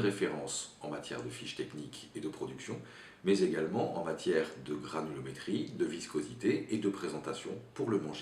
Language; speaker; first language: French; native; French